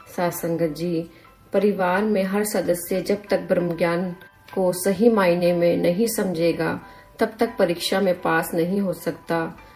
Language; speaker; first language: Hindi; native; Hindi